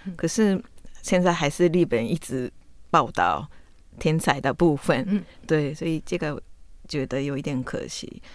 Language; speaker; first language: Chinese; non-native, fluent; Japanese